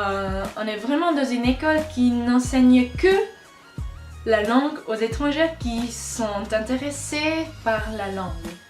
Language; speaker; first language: French; non-native, local second language; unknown